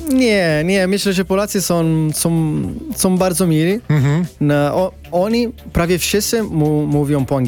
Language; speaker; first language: Polish; non-native, fluent; Italian